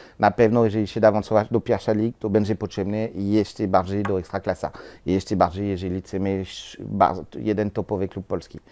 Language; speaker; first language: Polish; non-native, learner; French